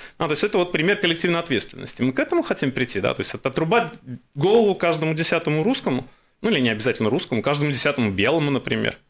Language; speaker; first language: Russian; native; Russian